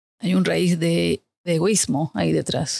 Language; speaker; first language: Spanish; native; Spanish